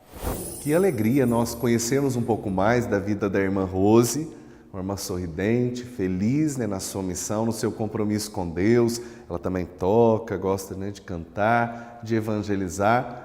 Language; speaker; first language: Portuguese; native; Portuguese